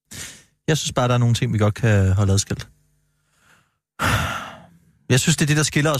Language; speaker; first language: Danish; native; Danish